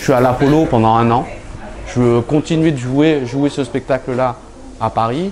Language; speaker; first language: French; early bilingual, other home language; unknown